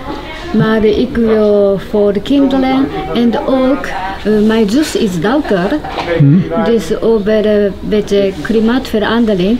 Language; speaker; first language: Dutch; non-native, learner; Japanese